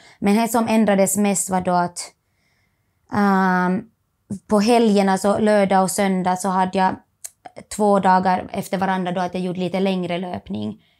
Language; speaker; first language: Swedish; native; Swedish